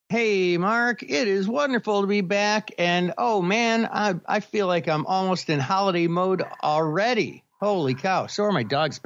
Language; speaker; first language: English; native; English